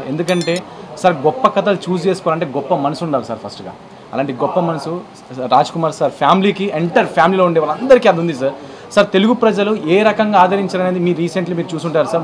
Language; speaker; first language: Telugu; native; Telugu